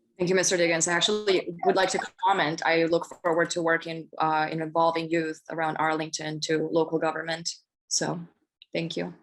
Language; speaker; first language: English; early bilingual, other home language; Spanish